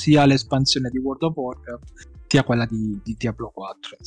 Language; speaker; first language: Italian; native; Italian